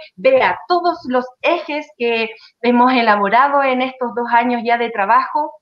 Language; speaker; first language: Spanish; native; Spanish